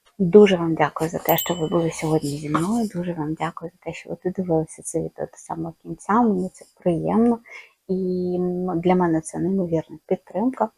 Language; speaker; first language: Ukrainian; non-native, local second language; Russian